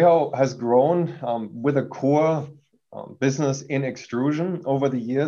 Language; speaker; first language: English; non-native, fluent; German